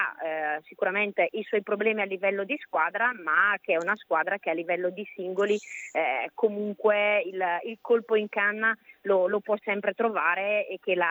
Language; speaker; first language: Italian; native; Italian